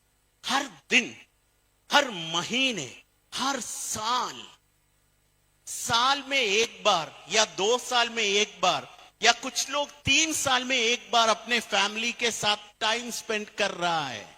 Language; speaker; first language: Hindi; non-native, fluent; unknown